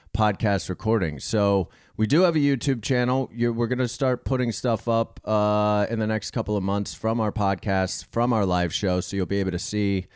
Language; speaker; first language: English; native; English